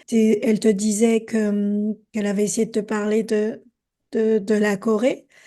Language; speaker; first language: French; native; French